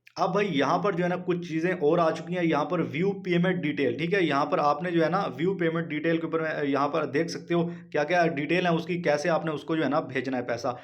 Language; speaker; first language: Urdu; non-native, local second language; Punjabi